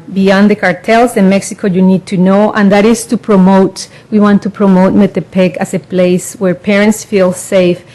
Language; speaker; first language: English; non-native, fluent; Spanish